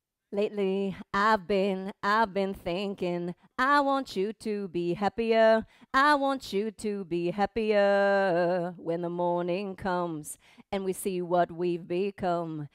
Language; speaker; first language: English; native; English